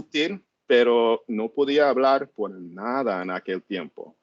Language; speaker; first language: Spanish; non-native, learner; English